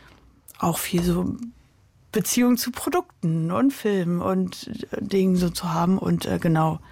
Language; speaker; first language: German; native; German